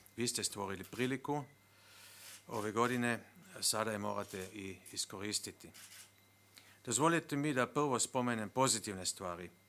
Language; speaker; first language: Croatian; non-native, fluent; Slovenian